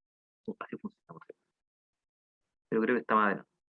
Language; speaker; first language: Spanish; native; Spanish